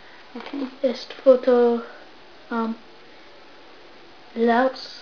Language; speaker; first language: French; non-native, learner; English